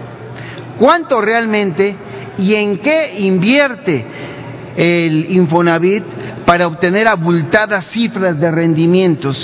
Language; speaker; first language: Spanish; native; Spanish